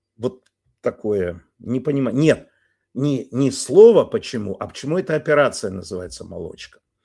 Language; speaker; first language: Russian; non-native, local second language; Polish